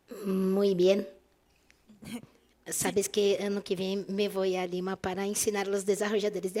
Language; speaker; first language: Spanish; non-native, fluent; Portuguese